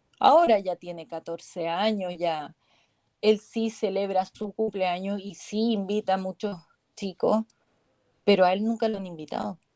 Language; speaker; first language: Spanish; native; Spanish